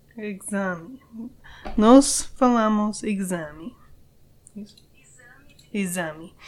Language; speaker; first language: Portuguese; non-native, learner; English